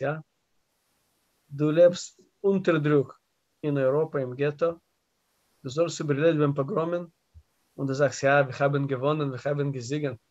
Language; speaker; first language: German; non-native, learner; Russian